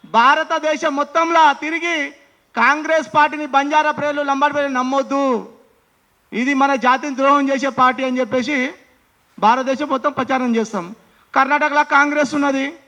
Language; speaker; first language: Telugu; non-native, local second language; Lambadi